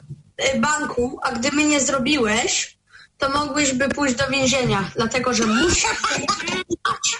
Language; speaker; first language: Polish; early bilingual, heritage; Polish